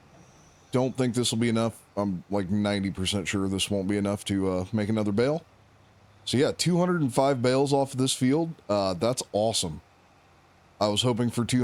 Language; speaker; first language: English; native; English